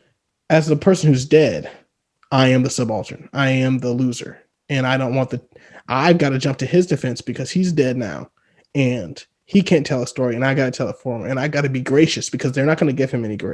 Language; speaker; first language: English; native; English